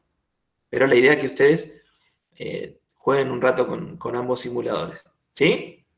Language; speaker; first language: Spanish; native; Spanish